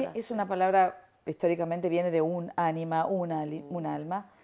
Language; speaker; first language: Spanish; native; Spanish